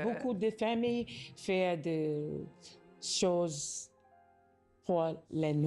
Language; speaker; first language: French; non-native, learner; English